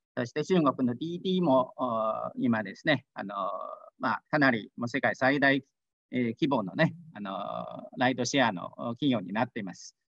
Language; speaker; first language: Japanese; non-native, fluent; Chinese